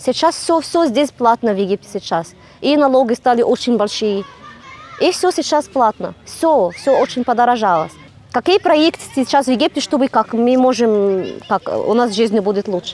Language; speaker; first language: Russian; non-native, fluent; Arabic